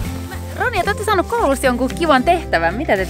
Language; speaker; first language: Finnish; native; Finnish